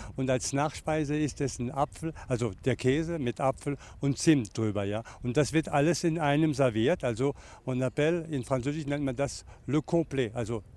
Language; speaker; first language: German; non-native, local second language; French